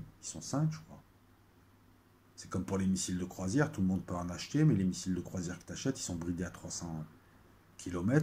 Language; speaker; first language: French; native; French